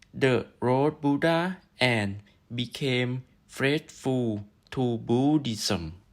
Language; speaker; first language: English; non-native, learner; Thai